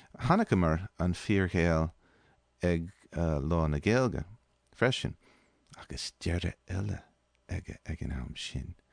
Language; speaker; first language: Irish; non-native, fluent; English